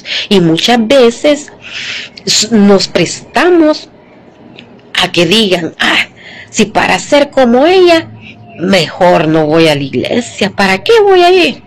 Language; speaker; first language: Spanish; native; Spanish